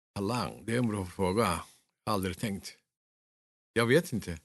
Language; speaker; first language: Swedish; non-native, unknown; Turkish